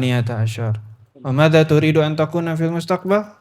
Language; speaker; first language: Arabic; non-native, learner; Indonesian